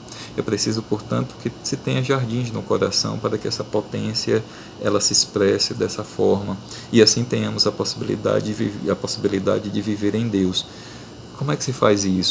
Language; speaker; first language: Portuguese; native; Portuguese